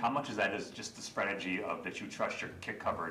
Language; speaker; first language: English; native; English